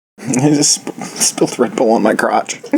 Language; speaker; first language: English; native; English